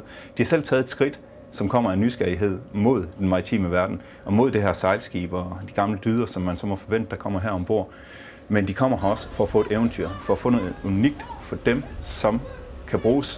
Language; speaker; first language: Danish; native; Danish